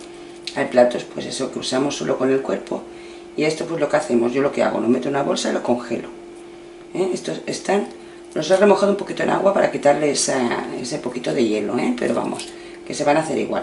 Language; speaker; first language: Spanish; native; Spanish